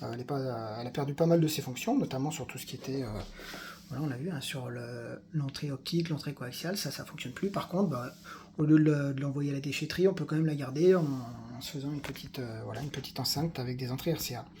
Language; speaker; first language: French; native; French